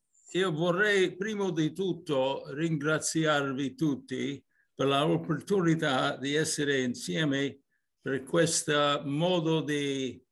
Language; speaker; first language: Italian; early bilingual, heritage; English